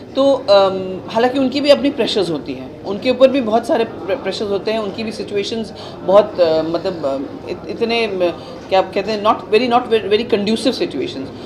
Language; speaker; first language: Hindi; native; Hindi